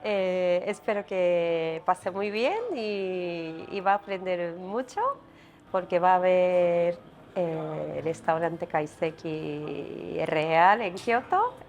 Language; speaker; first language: Spanish; non-native, fluent; Japanese